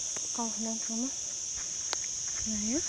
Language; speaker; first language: Arabic; native; Arabic